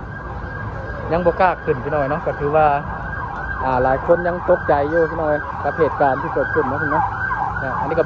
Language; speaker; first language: Thai; non-native, local second language; Lao